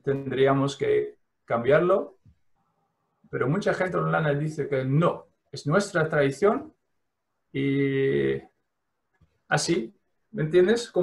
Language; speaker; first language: Spanish; non-native, fluent; Dutch